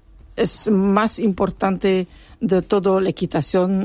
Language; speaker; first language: Spanish; non-native, learner; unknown